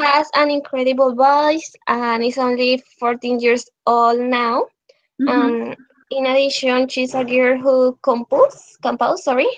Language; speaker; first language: English; non-native, learner; Spanish